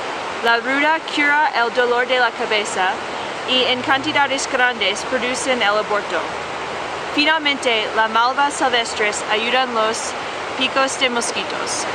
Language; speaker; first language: Spanish; non-native, learner; English